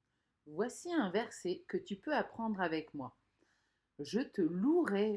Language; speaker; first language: French; native; French